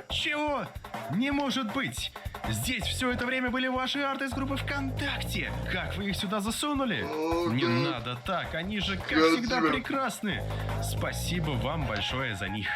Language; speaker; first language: Russian; native; Russian